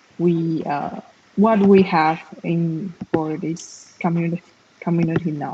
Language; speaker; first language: English; non-native, learner; Chinese